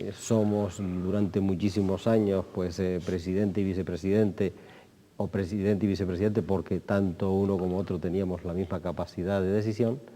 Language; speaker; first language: Spanish; native; Spanish